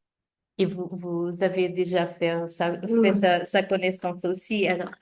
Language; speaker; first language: French; non-native, fluent; Portuguese